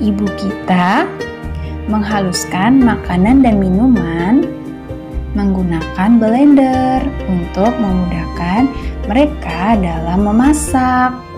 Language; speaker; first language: Indonesian; native; Indonesian